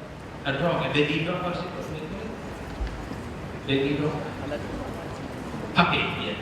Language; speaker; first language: English; non-native, fluent; Indonesian